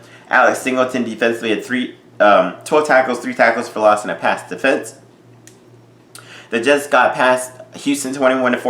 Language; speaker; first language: English; native; English